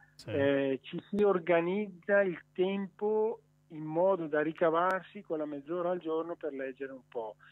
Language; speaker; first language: Italian; native; Italian